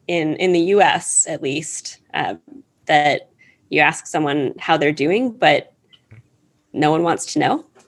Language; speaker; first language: English; native; English